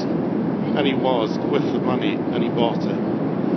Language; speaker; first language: English; native; English